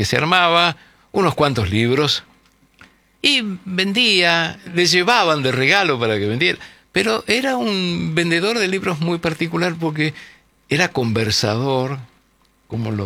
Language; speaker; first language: Spanish; native; Spanish